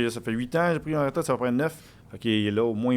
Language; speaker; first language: French; native; French